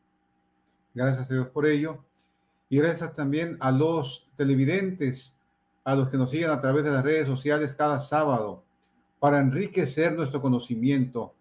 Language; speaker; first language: Spanish; native; Spanish